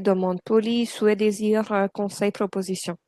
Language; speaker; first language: French; non-native, fluent; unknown